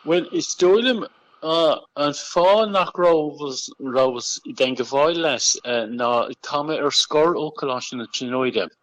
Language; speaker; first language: Irish; non-native, local second language; English